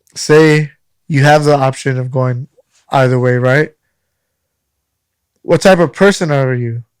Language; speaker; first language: English; native; English